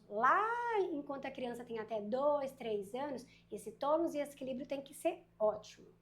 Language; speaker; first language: Portuguese; native; Portuguese